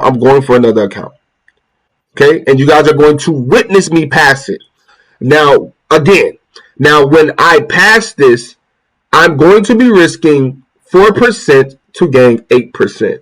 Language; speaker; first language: English; native; English